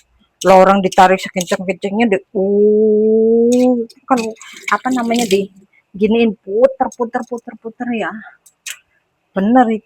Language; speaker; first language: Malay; non-native, local second language; Indonesian